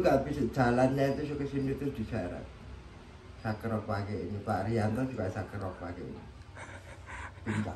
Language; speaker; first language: Indonesian; non-native, local second language; Javanese